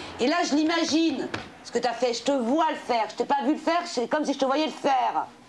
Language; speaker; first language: French; native; French